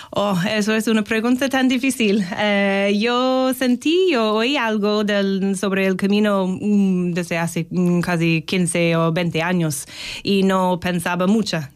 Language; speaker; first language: Spanish; non-native, fluent; English